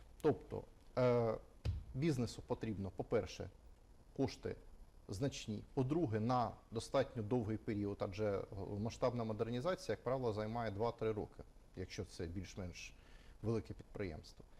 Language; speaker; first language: Ukrainian; native; Ukrainian